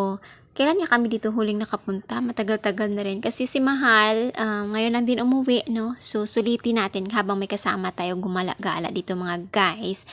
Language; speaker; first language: Filipino; non-native, local second language; Hiligaynon